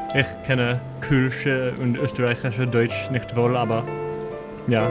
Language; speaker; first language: German; non-native, learner; English